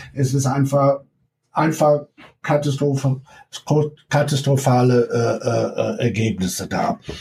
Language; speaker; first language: German; non-native, fluent; English